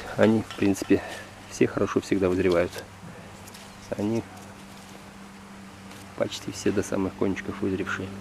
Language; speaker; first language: Russian; native; Russian